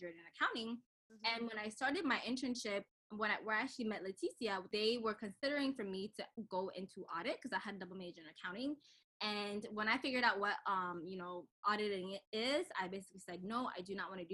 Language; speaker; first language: English; non-native, local second language; French